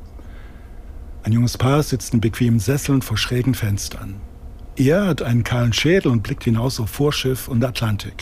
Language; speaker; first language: German; native; German